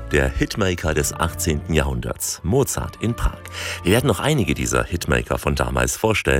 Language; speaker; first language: German; native; German